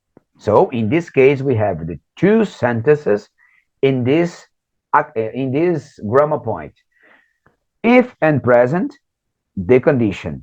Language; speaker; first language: English; non-native, fluent; Portuguese